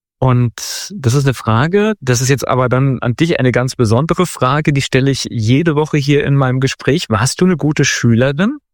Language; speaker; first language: German; native; German